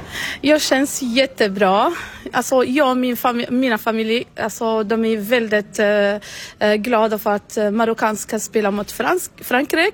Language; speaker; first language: Swedish; non-native, learner; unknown